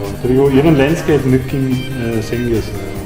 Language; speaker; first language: Korean; non-native, learner; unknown